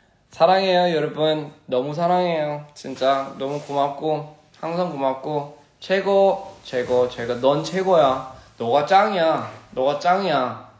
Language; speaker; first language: Korean; early bilingual, heritage; Korean